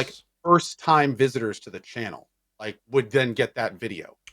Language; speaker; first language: English; native; English